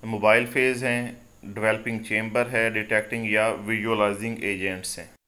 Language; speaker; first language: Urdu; non-native, local second language; Punjabi